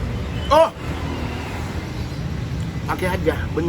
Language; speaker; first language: Indonesian; non-native, fluent; Japanese